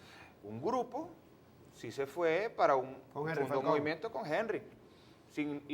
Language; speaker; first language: Spanish; native; Spanish